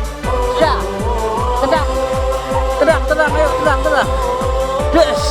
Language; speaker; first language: Indonesian; native; Indonesian